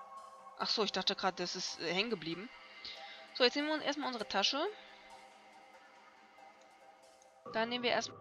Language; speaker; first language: German; native; German